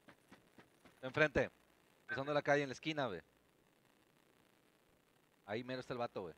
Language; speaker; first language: Spanish; native; Spanish